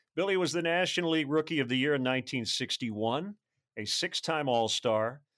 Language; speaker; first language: English; native; English